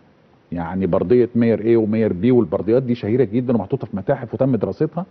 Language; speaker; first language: Arabic; native; Arabic